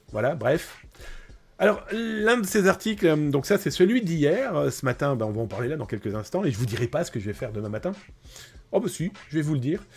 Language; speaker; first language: French; native; French